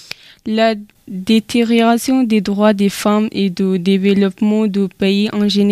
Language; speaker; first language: French; non-native, learner; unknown